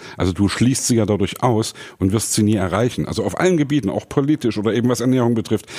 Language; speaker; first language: German; native; German